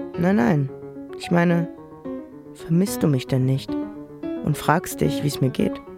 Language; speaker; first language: German; early bilingual, other home language; French